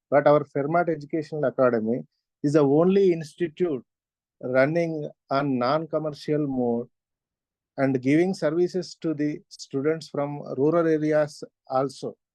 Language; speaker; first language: English; non-native, local second language; Telugu